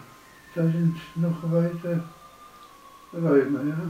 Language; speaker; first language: German; non-native, fluent; Polish